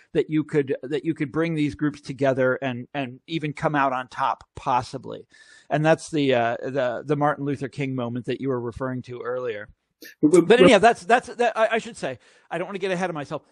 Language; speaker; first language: English; native; English